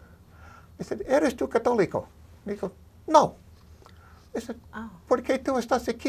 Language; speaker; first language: Spanish; non-native, learner; English